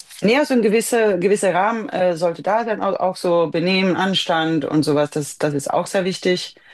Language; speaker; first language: German; non-native, fluent; Swedish